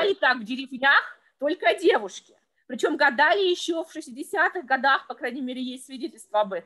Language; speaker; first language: Russian; native; Russian